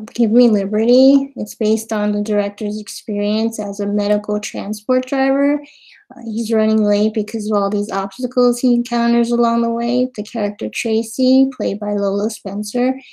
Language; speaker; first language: English; native; English